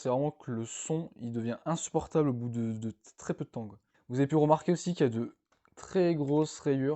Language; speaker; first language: French; native; French